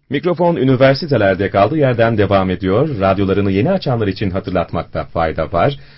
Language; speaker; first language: Turkish; native; Turkish